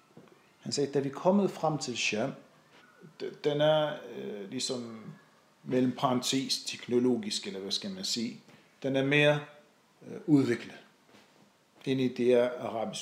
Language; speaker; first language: Danish; non-native, fluent; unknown